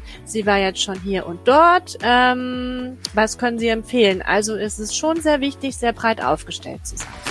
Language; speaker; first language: German; native; German